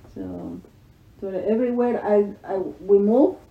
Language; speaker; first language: English; non-native, learner; Spanish